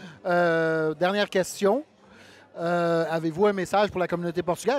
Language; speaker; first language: French; non-native, fluent; Portuguese